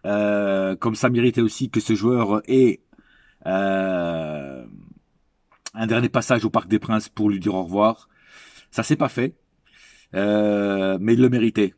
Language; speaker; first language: French; native; French